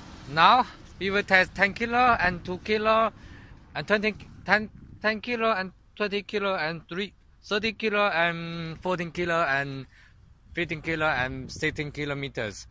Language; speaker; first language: English; non-native, learner; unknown